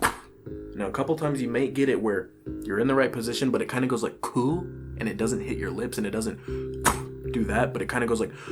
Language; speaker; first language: English; native; English